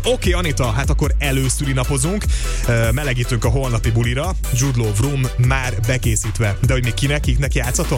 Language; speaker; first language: Hungarian; native; Hungarian